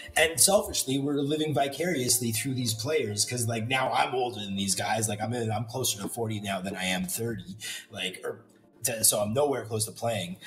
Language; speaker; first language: English; native; English